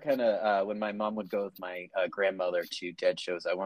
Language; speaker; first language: English; native; English